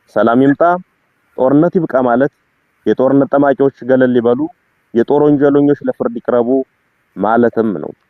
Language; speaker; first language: Amharic; native; Amharic